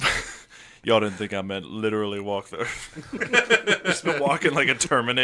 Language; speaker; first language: English; native; English